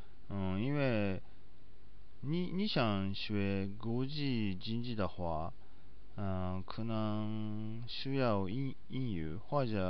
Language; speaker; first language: Chinese; non-native, learner; Japanese